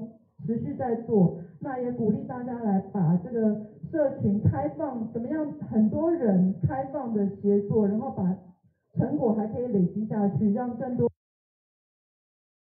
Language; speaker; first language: Chinese; native; Chinese